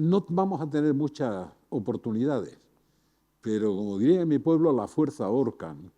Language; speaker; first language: Spanish; native; Spanish